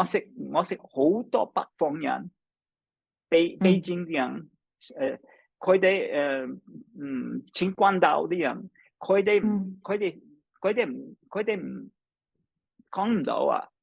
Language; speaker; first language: Chinese; non-native, fluent; English